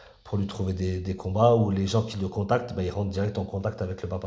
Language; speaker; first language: French; native; French